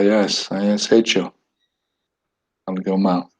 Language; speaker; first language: Spanish; non-native, learner; English